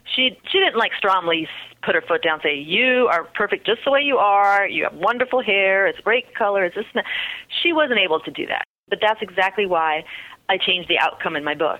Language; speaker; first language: English; early bilingual, other home language; Spanish